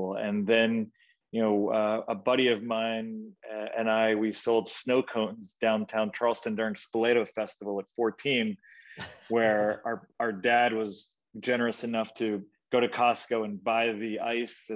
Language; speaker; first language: English; native; English